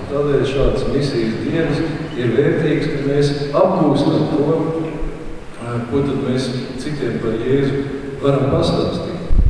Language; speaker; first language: Latvian; native; Latvian